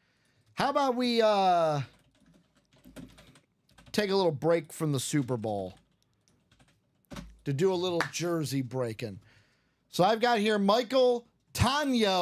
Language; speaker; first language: English; native; English